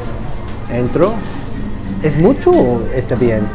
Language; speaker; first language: Spanish; non-native, learner; English